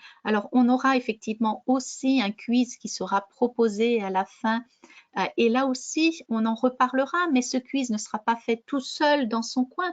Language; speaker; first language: French; native; French